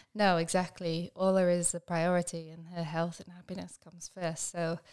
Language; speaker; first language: English; native; English